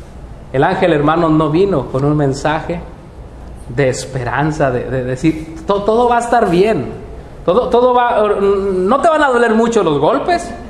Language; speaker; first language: Spanish; native; Spanish